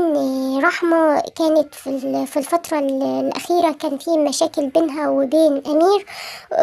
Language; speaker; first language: Arabic; native; Arabic